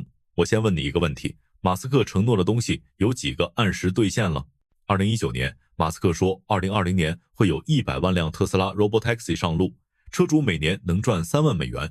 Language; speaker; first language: Chinese; native; Chinese